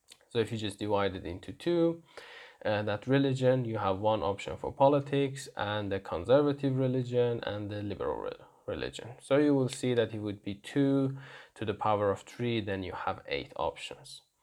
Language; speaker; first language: English; non-native, fluent; Persian